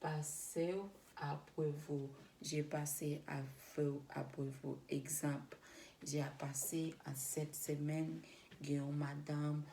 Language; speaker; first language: French; non-native, learner; Spanish